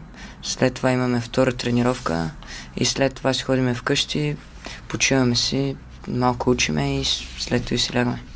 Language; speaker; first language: Bulgarian; early bilingual, heritage; Bulgarian